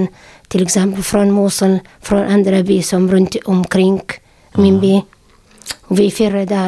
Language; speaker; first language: Swedish; non-native, learner; Syriac